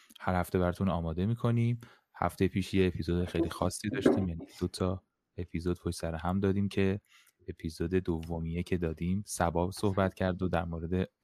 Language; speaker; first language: Persian; native; Persian